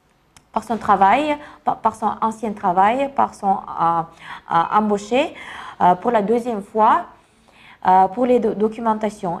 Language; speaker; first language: French; non-native, learner; Kazakh